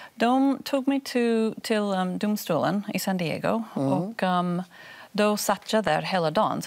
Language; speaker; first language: Swedish; non-native, fluent; Spanish